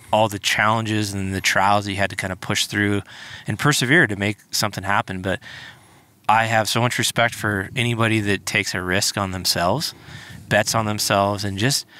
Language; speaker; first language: English; native; English